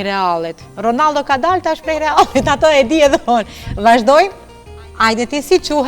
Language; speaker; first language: Albanian; native; Albanian